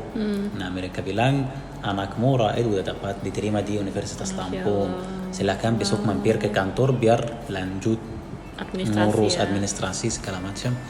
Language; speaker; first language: Indonesian; non-native, fluent; Arabic